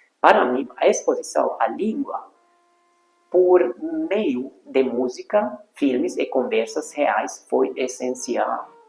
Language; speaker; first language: Portuguese; non-native, fluent; Hungarian